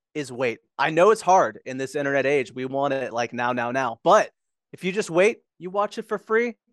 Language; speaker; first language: English; native; English